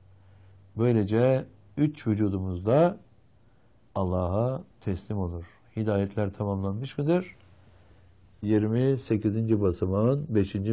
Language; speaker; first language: Turkish; native; Turkish